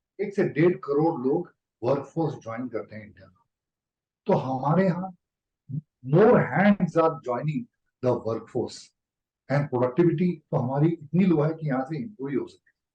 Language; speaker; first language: Hindi; native; Hindi